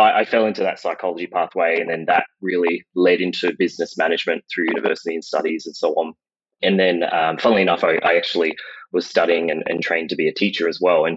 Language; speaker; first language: English; native; English